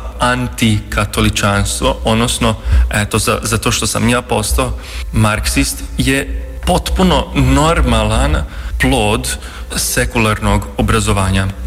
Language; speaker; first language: Croatian; early bilingual, heritage; Croatian